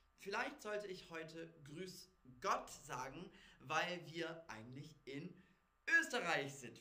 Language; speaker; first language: German; non-native, fluent; English